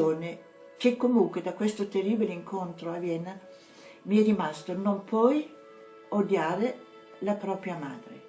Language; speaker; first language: Italian; non-native, fluent; German